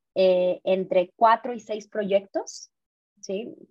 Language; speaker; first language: Spanish; native; Spanish